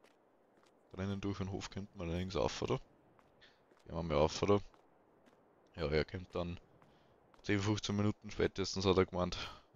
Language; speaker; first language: German; native; German